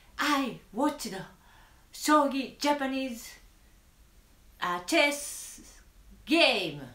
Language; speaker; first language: English; non-native, learner; Japanese